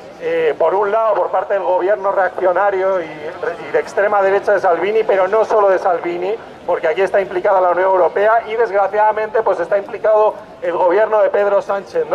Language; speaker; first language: Spanish; native; Spanish